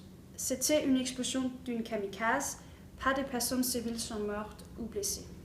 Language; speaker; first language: French; non-native, learner; Danish